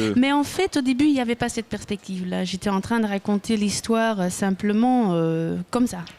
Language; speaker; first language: French; non-native, local second language; Dutch